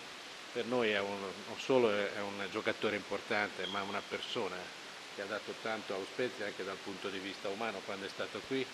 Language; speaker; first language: Italian; native; Italian